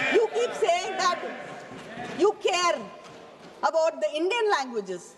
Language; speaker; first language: English; non-native, local second language; Tamil